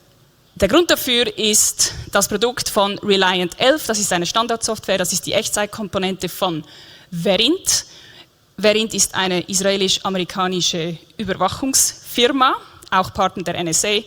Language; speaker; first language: German; native; German